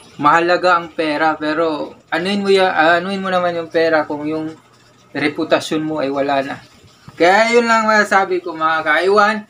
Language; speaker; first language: Filipino; non-native, local second language; Cebuano